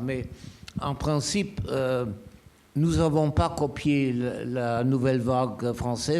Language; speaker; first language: French; non-native, fluent; German